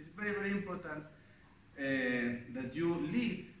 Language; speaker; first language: English; non-native, learner; Spanish